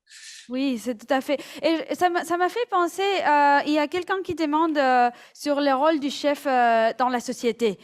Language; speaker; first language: French; non-native, fluent; Spanish